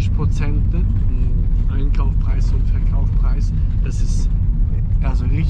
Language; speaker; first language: German; non-native, fluent; Ukrainian